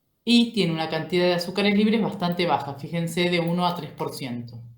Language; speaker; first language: Spanish; native; Spanish